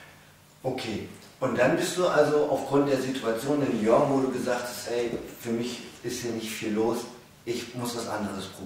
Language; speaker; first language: German; native; German